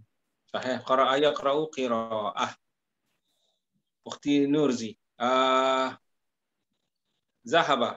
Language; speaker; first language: Arabic; non-native, learner; Malay